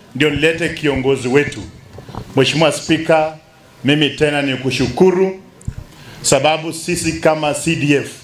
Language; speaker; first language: Swahili; non-native, local second language; Luyia